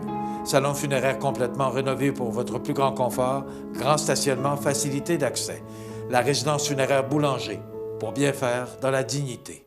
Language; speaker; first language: French; native; French